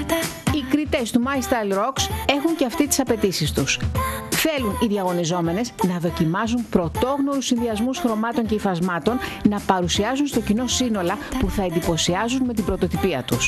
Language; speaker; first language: Greek; native; Greek